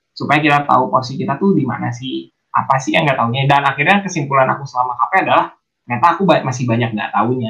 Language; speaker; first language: Indonesian; native; Indonesian